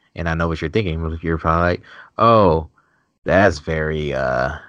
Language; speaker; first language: English; native; English